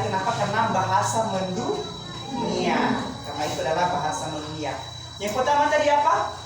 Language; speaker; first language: Indonesian; non-native, local second language; Nias